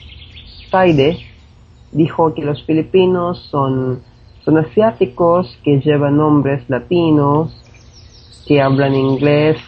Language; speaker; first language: Spanish; non-native, fluent; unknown